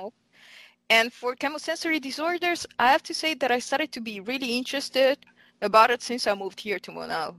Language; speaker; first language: English; non-native, fluent; Italian